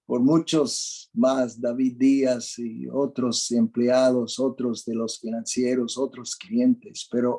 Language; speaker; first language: Spanish; non-native, fluent; English